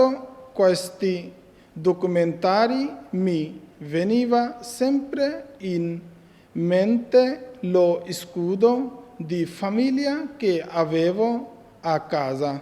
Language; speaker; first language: Italian; non-native, fluent; Bangla